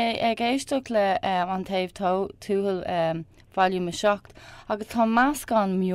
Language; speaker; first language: Irish; non-native, learner; English